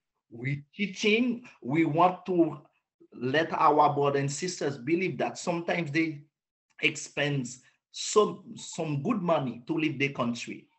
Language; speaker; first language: English; non-native, learner; Haitian Creole